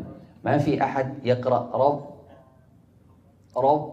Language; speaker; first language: Arabic; native; Arabic